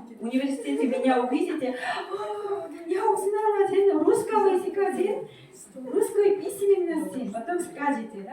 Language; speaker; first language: Russian; non-native, fluent; Korean